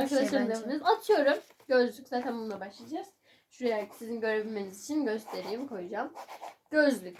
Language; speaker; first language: Turkish; native; Turkish